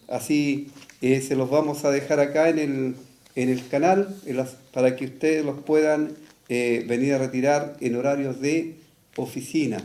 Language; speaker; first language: Spanish; native; Spanish